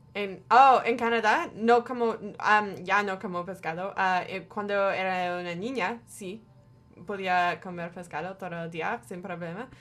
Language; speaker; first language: Spanish; non-native, learner; English